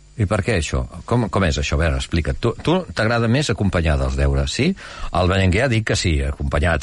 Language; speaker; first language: Catalan; native; Catalan